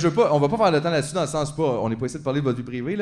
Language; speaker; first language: French; native; French